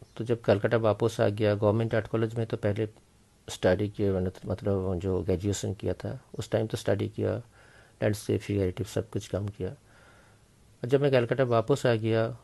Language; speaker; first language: Hindi; native; Hindi